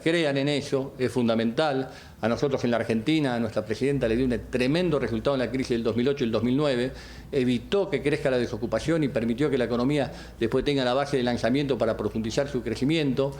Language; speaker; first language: Spanish; native; Spanish